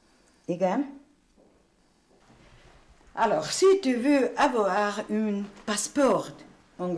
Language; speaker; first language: French; non-native, learner; Hungarian